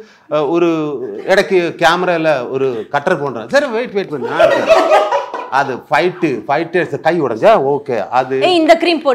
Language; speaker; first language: Tamil; non-native, learner; Malayalam